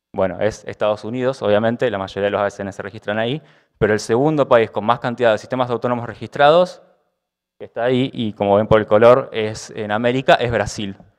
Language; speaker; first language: Spanish; native; Spanish